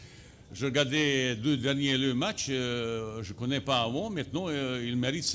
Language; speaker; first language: French; non-native, fluent; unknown